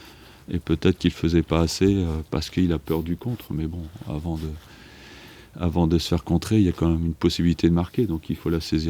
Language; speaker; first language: French; native; French